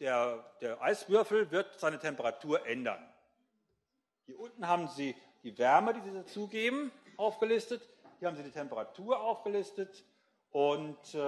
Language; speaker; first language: German; native; German